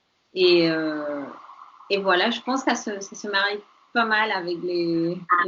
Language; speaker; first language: French; non-native, fluent; Spanish